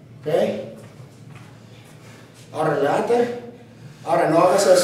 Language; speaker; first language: Spanish; early bilingual, heritage; Spanish